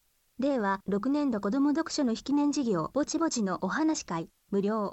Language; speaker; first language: Japanese; native; Japanese